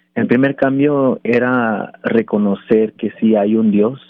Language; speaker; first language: Spanish; early bilingual, heritage; Spanish